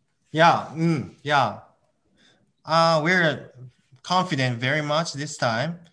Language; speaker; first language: English; non-native, fluent; Japanese